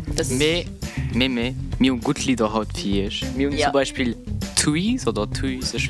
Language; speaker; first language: German; non-native, local second language; Luxembourgish